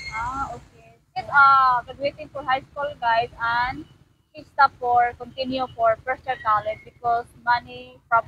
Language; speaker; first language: English; non-native, learner; Cebuano